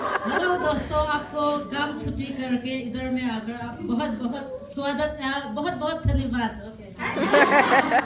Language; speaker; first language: Hindi; non-native, learner; Mizo